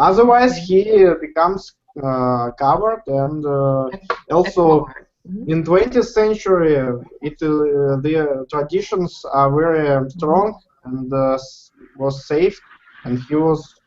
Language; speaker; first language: English; non-native, learner; Russian